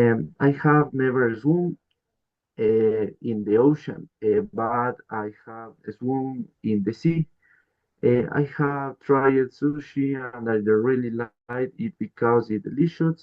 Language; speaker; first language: English; non-native, learner; Spanish